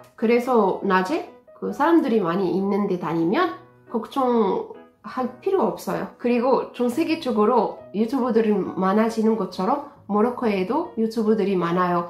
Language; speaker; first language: Korean; non-native, fluent; Arabic